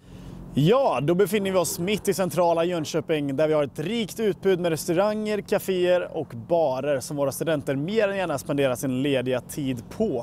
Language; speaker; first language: Swedish; native; Swedish